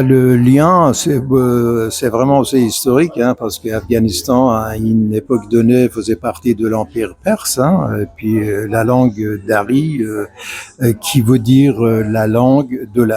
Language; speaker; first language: French; non-native, fluent; Persian